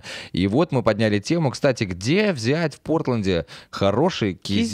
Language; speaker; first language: Russian; native; Russian